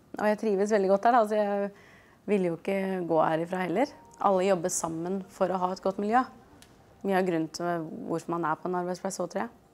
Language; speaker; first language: Norwegian; native; Norwegian